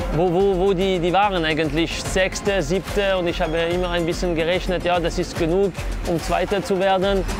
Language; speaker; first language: German; non-native, local second language; French